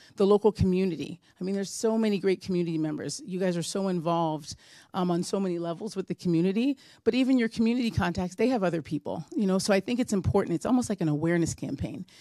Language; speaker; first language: English; native; English